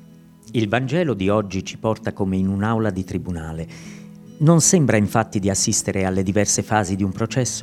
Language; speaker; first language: Italian; native; Italian